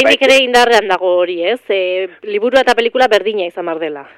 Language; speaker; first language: Basque; native; Basque